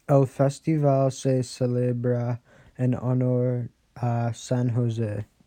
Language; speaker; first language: Spanish; non-native, learner; English